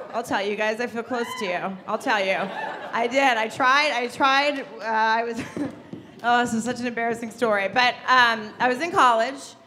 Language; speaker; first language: English; native; English